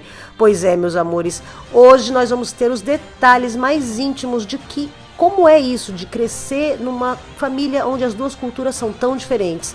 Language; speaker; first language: Portuguese; native; Portuguese